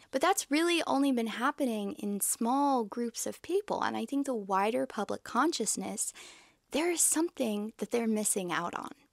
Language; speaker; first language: English; native; English